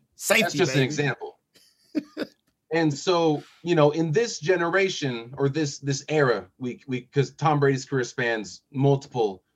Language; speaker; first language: English; native; English